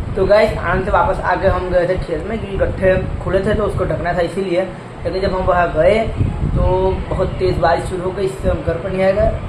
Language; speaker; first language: Hindi; non-native, local second language; Gujarati